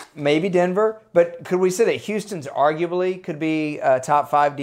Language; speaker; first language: English; native; English